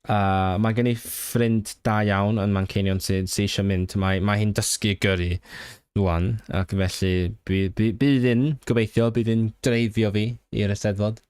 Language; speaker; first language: Welsh; non-native, fluent; Cantonese